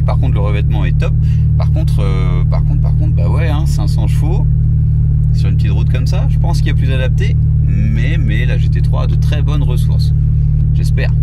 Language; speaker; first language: French; native; French